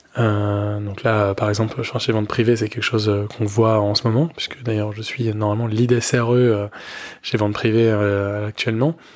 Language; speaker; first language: French; native; French